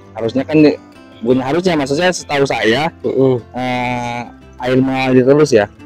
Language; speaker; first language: Indonesian; native; Indonesian